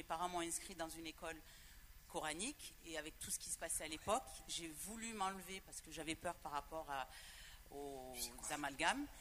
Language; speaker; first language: French; native; French